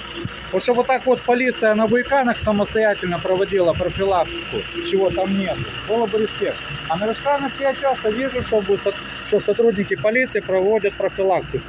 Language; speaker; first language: Russian; native; Russian